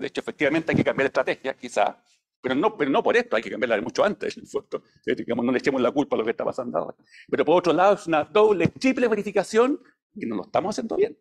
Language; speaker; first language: Spanish; native; Spanish